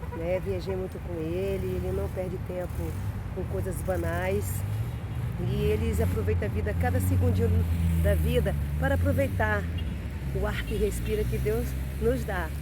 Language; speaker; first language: Portuguese; native; Portuguese